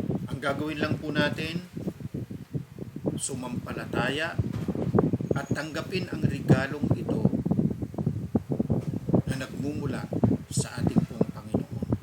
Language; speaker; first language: Filipino; native; Filipino